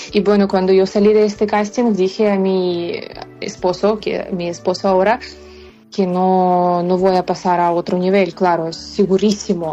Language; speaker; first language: Spanish; non-native, fluent; Ukrainian